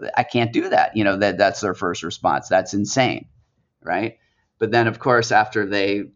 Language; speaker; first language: English; native; English